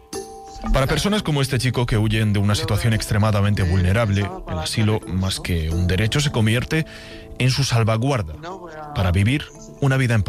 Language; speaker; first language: Spanish; native; Spanish